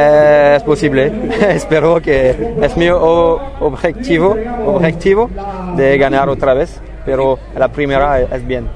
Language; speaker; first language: Spanish; non-native, learner; French